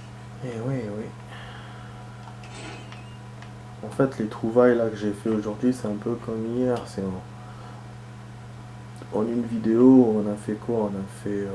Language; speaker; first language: French; native; French